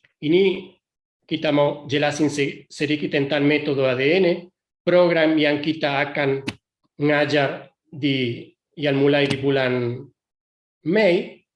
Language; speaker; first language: Indonesian; non-native, fluent; Spanish